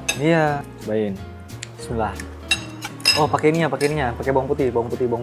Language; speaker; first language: Indonesian; native; Indonesian